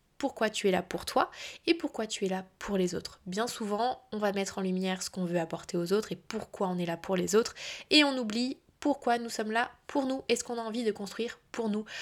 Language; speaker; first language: French; native; French